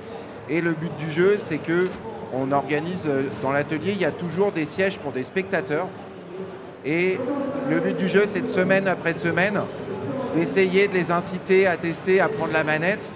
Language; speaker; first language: French; native; French